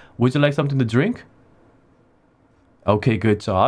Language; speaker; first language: English; early bilingual, other home language; Korean